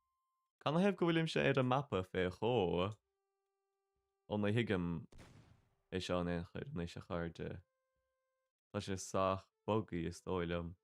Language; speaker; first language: Irish; non-native, local second language; English